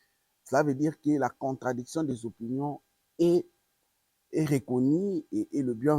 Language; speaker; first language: French; non-native, local second language; Lingala